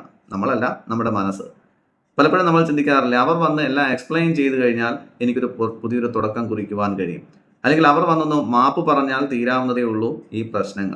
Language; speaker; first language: Malayalam; native; Malayalam